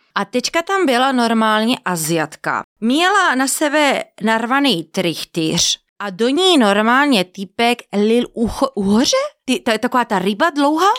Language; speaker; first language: Czech; non-native, fluent; Spanish